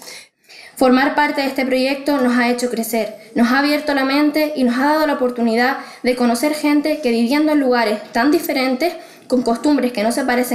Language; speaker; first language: Spanish; native; Spanish